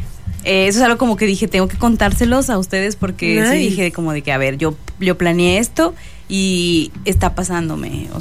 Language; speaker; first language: Spanish; native; Spanish